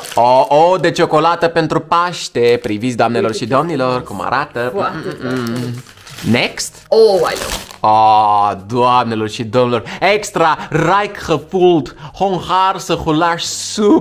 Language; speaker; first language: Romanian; native; Romanian